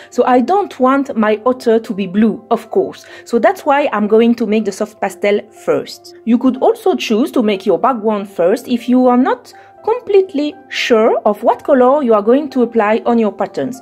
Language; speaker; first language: English; non-native, fluent; French